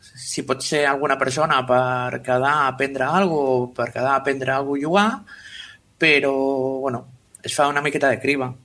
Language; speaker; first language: Catalan; non-native, local second language; Spanish